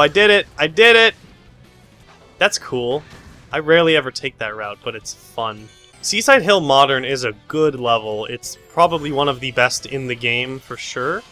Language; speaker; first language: English; native; English